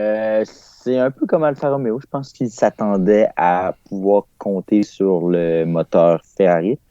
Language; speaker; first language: French; native; French